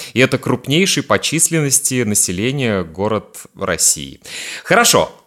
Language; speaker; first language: Russian; native; Russian